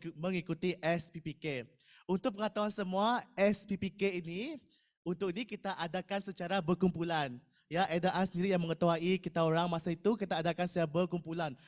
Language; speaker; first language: Malay; non-native, local second language; Iban